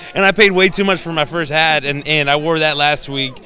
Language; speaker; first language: English; native; English